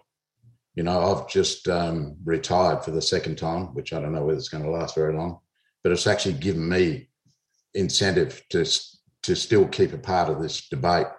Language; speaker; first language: English; native; English